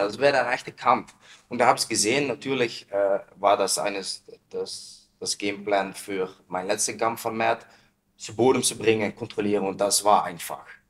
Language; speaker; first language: German; non-native, learner; Dutch